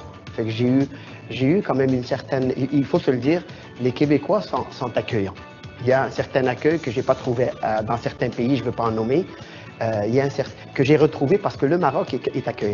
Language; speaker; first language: French; non-native, local second language; Arabic